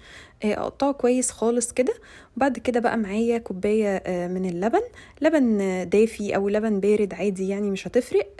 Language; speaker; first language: Arabic; native; Arabic